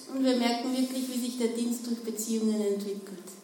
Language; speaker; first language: German; native; German